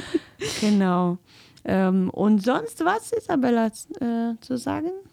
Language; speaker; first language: German; non-native, fluent; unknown